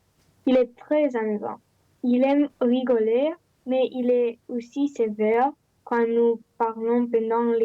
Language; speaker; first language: French; non-native, learner; Romanian